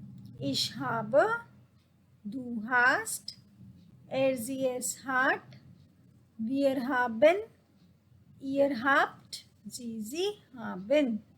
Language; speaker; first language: German; non-native, fluent; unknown